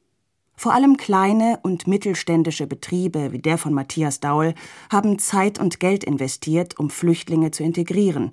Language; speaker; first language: German; native; German